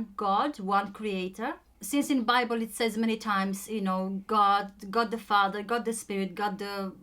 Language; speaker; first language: English; non-native, fluent; Romanian